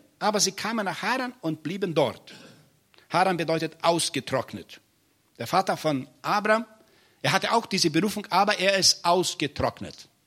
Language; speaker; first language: German; non-native, fluent; Portuguese